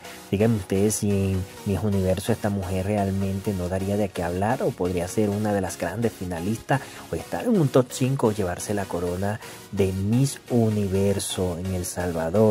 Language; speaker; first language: Spanish; native; Spanish